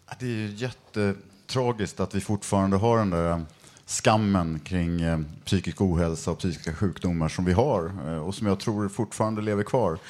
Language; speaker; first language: Swedish; native; Swedish